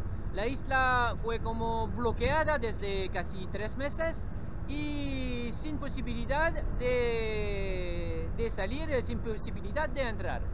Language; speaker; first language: Spanish; non-native, learner; French